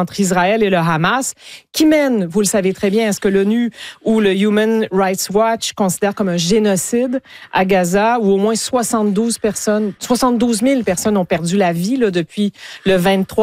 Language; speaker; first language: French; native; French